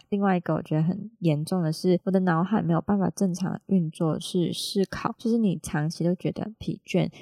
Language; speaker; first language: Chinese; non-native, local second language; Cantonese